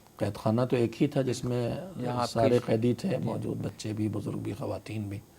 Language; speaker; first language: Urdu; native; Urdu